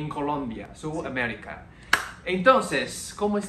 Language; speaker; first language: Spanish; non-native, learner; Chinese